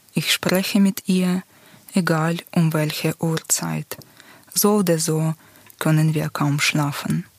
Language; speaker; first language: German; non-native, fluent; Ukrainian